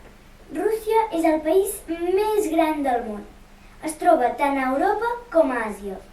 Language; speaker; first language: Catalan; early bilingual, other home language; Russian